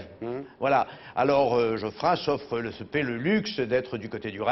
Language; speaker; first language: French; native; French